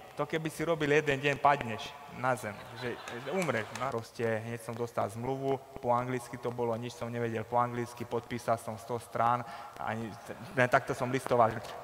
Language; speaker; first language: Slovak; non-native, local second language; Hungarian